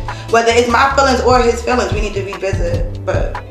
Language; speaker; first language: English; native; English